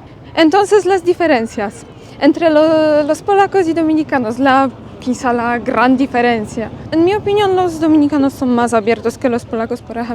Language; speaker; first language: Spanish; non-native, fluent; Polish